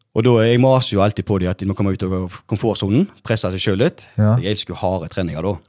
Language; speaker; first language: Norwegian; native; Norwegian